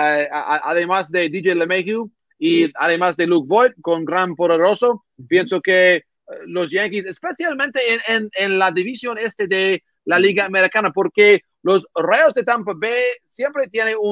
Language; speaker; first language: Spanish; non-native, learner; English